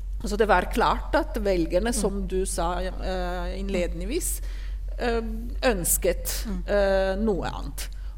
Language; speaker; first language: Norwegian; non-native, fluent; Italian